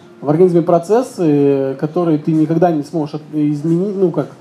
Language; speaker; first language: Russian; native; Russian